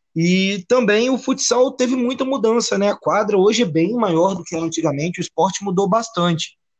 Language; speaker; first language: Portuguese; native; Portuguese